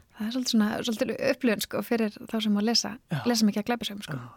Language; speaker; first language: Icelandic; native; Icelandic